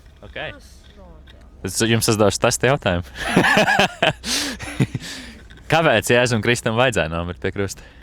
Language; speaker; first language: Latvian; native; Latvian